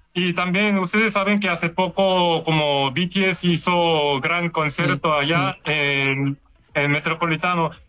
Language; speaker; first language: Spanish; non-native, learner; Korean